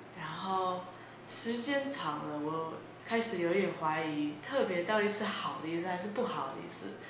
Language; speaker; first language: Chinese; non-native, fluent; English